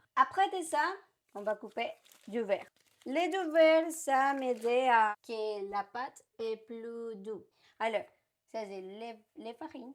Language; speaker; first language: French; non-native, learner; Spanish